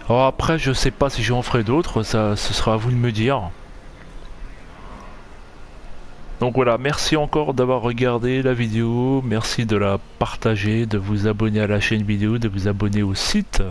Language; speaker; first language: French; native; French